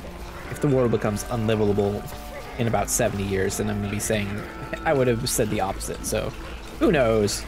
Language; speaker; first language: English; native; English